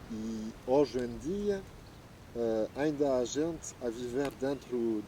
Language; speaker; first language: Portuguese; non-native, fluent; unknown